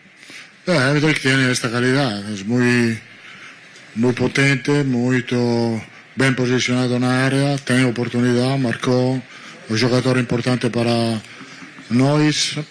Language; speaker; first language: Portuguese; non-native, learner; Italian